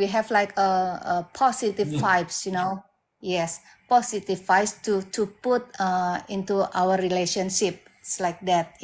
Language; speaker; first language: English; non-native, learner; Indonesian